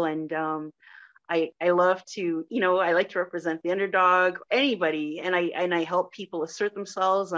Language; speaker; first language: English; non-native, fluent; French